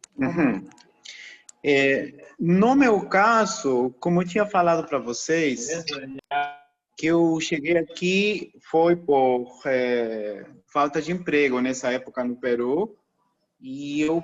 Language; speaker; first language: Portuguese; non-native, fluent; Spanish